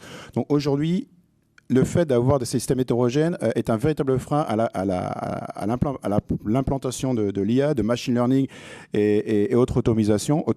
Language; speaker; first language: French; native; French